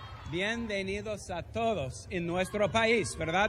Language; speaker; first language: Spanish; non-native, fluent; English